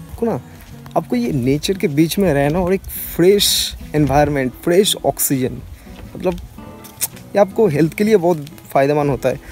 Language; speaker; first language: Hindi; non-native, local second language; Bangla